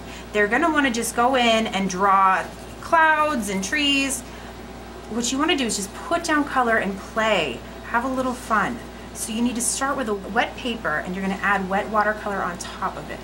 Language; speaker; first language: English; native; English